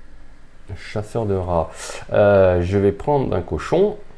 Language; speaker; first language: French; native; French